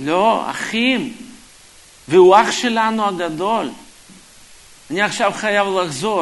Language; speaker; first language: Hebrew; non-native, fluent; Russian